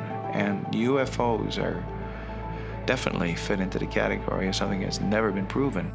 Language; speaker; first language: English; native; English